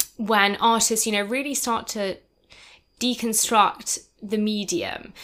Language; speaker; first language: English; native; English